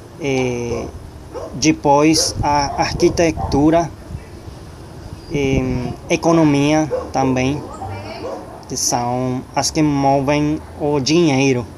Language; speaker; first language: Portuguese; non-native, learner; Spanish